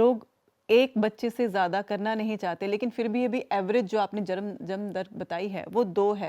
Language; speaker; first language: Hindi; native; Hindi